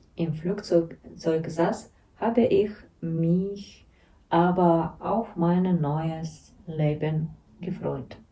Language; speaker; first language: German; non-native, learner; Ukrainian